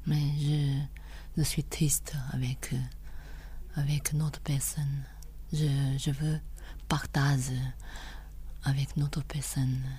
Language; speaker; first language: French; non-native, learner; Chinese